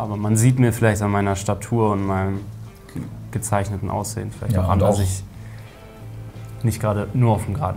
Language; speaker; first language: German; native; German